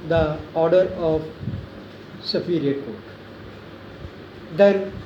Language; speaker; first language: English; non-native, local second language; Urdu